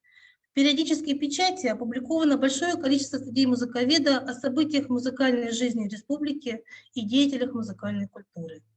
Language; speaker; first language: Russian; native; Russian